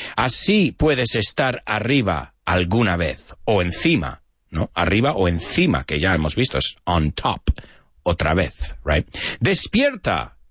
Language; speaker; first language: Spanish; non-native, fluent; English